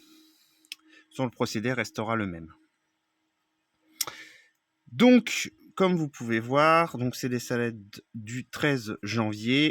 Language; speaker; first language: French; native; French